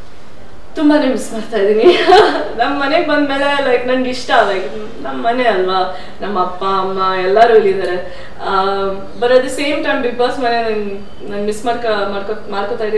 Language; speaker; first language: Kannada; non-native, fluent; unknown